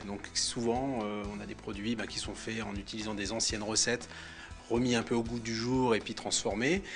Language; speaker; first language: French; native; French